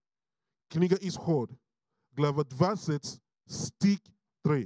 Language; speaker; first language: Russian; non-native, learner; English